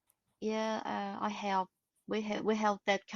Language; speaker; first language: English; non-native, learner; Chinese